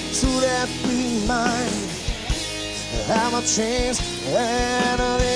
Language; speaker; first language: English; native; English